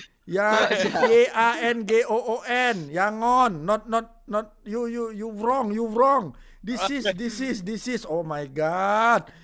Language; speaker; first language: English; non-native, learner; Indonesian